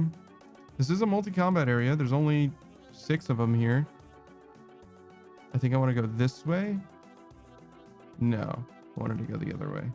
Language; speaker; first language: English; native; English